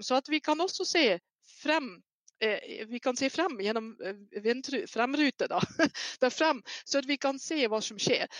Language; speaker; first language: Norwegian; non-native, fluent; Dutch